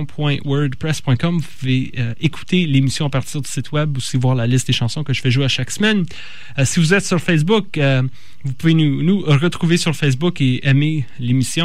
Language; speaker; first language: French; native; French